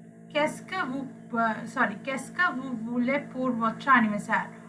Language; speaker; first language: French; non-native, fluent; Sinhala